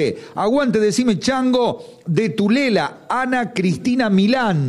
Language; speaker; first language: Spanish; native; Spanish